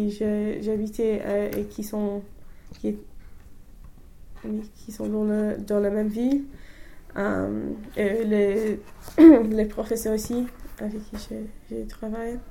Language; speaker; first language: French; non-native, fluent; English